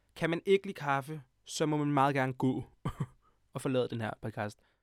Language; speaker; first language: Danish; early bilingual, other home language; Serbian